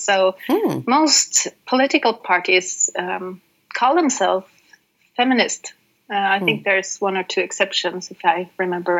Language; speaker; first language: English; non-native, fluent; Norwegian